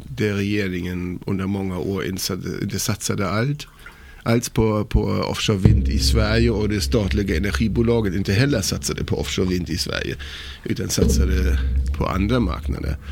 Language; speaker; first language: Swedish; non-native, fluent; German